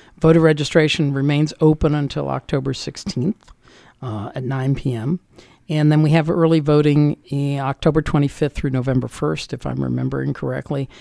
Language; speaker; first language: English; native; English